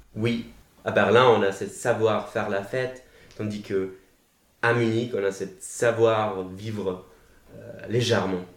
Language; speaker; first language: French; non-native, fluent; German